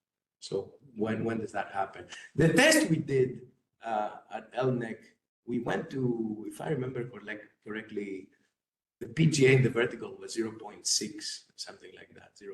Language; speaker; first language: English; non-native, fluent; Greek